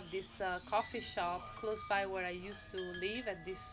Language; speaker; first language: English; non-native, fluent; Italian